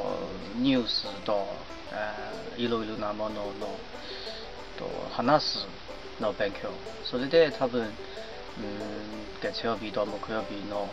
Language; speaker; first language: Japanese; non-native, learner; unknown